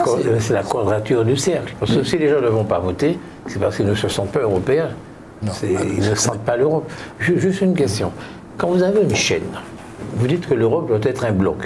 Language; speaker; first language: French; native; French